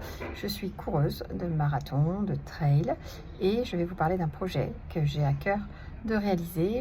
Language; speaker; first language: French; native; French